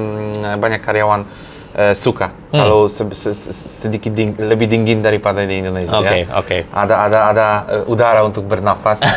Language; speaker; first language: Indonesian; non-native, fluent; Polish